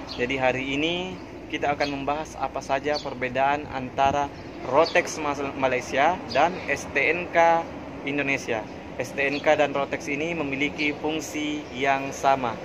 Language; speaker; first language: Indonesian; native; Indonesian